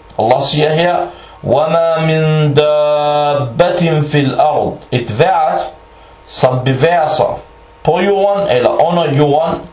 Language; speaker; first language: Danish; non-native, fluent; Arabic